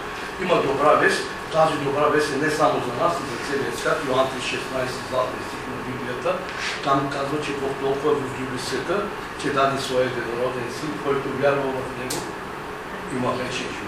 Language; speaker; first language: Bulgarian; non-native, local second language; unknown